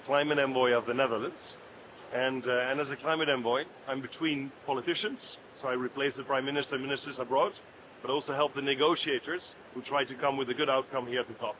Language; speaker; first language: English; non-native, fluent; Dutch